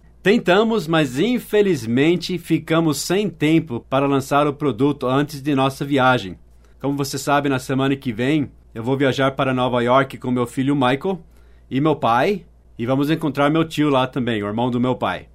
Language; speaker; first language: Portuguese; non-native, fluent; English